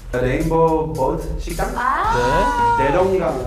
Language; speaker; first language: Korean; non-native, learner; Dutch